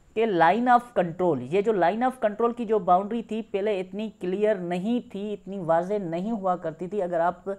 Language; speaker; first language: Urdu; non-native, local second language; Sindhi